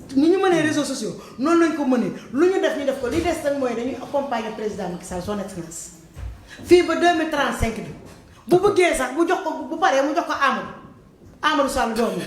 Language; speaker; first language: Wolof; non-native, local second language; Fula